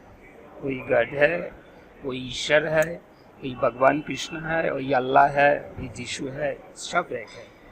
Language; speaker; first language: Hindi; non-native, local second language; Bangla